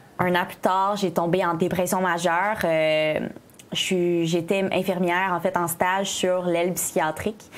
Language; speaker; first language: French; native; French